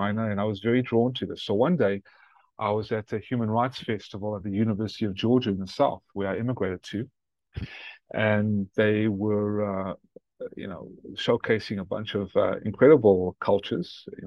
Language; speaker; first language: English; native; English